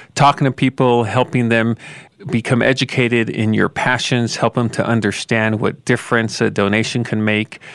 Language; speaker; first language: English; native; English